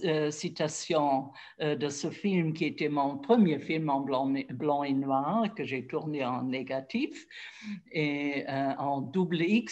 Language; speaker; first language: French; non-native, fluent; German